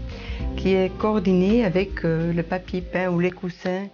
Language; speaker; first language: French; non-native, local second language; Dutch